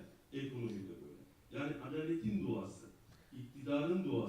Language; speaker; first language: Turkish; native; Turkish